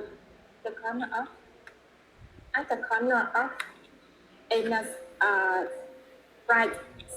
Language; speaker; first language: English; non-native, learner; Vietnamese